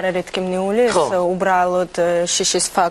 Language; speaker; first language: Georgian; non-native, learner; Russian